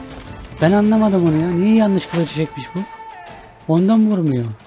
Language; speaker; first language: Turkish; native; Turkish